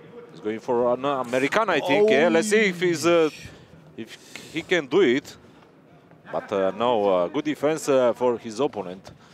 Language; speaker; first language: English; non-native, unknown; Romanian